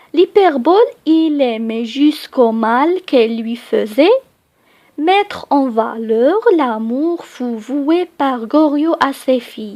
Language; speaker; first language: French; non-native, local second language; Arabic